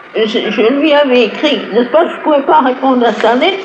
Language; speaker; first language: French; native; French